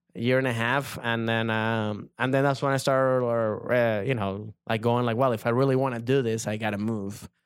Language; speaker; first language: English; early bilingual, other home language; Spanish